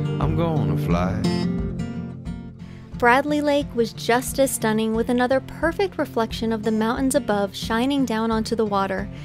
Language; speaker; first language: English; native; English